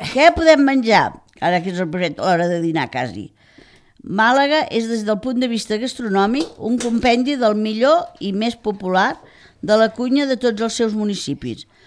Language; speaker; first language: Catalan; native; Catalan